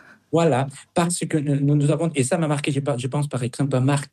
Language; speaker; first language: French; non-native, fluent; Spanish